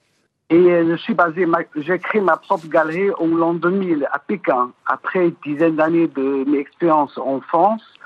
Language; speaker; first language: French; non-native, fluent; Chinese